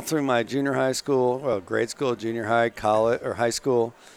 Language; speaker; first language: English; native; English